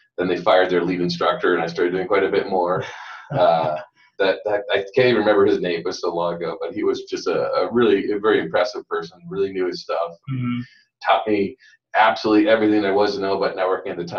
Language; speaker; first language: English; native; English